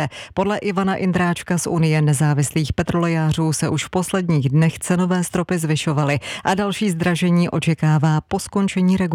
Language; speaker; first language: Czech; native; Czech